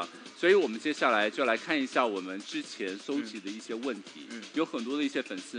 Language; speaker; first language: Chinese; native; Chinese